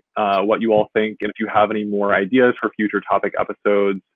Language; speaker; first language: English; native; English